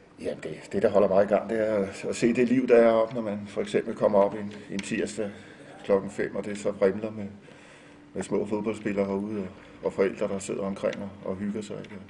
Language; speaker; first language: Danish; native; Danish